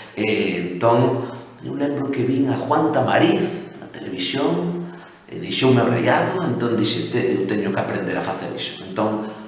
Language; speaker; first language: Galician; non-native, local second language; Spanish